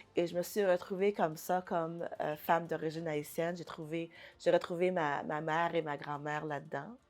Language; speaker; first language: French; early bilingual, other home language; Haitian Creole